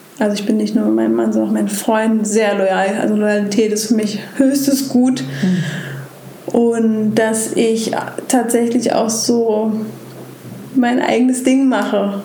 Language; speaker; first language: German; native; German